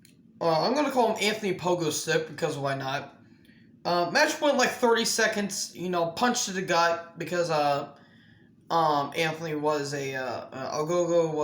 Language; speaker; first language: English; native; English